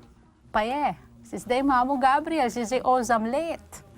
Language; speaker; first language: Slovenian; non-native, learner; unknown